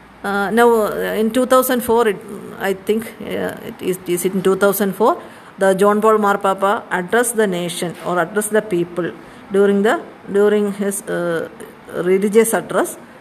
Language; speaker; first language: English; non-native, local second language; Malayalam